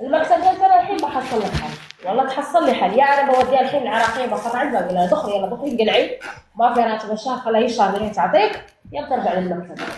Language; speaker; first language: Arabic; non-native, local second language; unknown